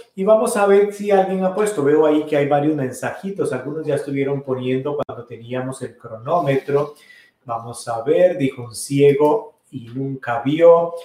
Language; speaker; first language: Spanish; native; Spanish